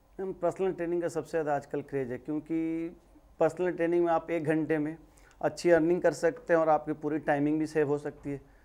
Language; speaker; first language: Hindi; native; Hindi